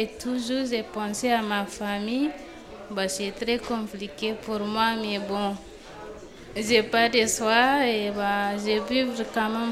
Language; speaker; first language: French; non-native, learner; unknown